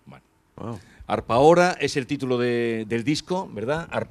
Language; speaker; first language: Spanish; native; Spanish